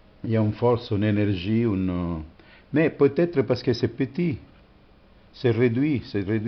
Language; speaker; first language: French; non-native, fluent; Italian